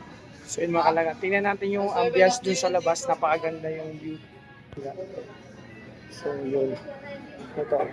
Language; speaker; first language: Filipino; non-native, local second language; Cebuano